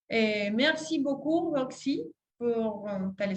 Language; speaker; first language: French; non-native, fluent; Spanish